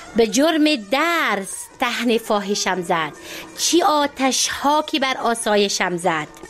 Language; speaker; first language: Persian; native; Persian